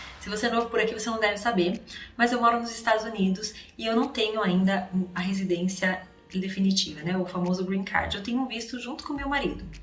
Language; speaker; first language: Portuguese; native; Portuguese